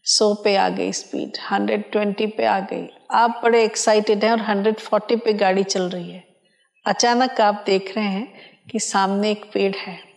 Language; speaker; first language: Hindi; non-native, local second language; Odia